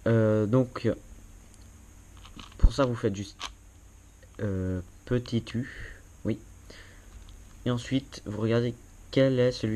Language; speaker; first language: French; native; French